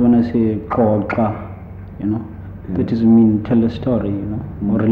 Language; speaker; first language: English; non-native, local second language; Zulu